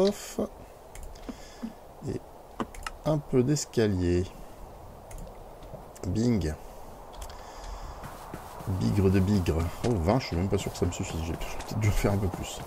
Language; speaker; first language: French; native; French